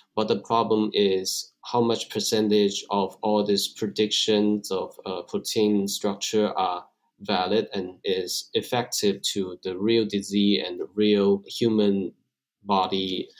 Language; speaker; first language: English; non-native, fluent; Chinese